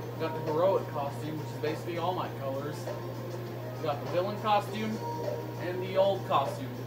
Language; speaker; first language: English; native; English